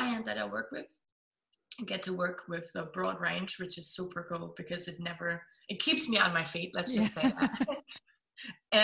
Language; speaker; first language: English; non-native, fluent; German